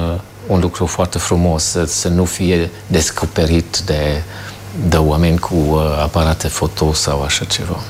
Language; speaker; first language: Romanian; non-native, fluent; German